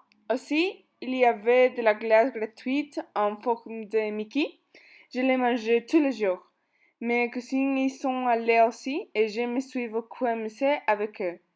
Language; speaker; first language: French; non-native, learner; Spanish